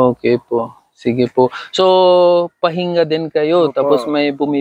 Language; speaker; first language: Filipino; non-native, learner; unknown